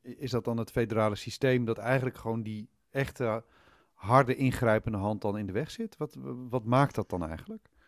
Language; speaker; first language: Dutch; native; Dutch